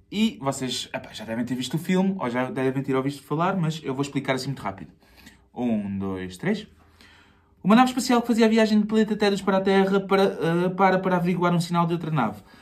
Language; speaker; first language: Portuguese; native; Portuguese